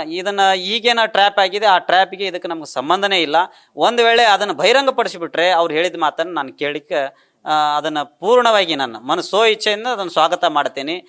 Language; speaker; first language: Kannada; non-native, local second language; Lambadi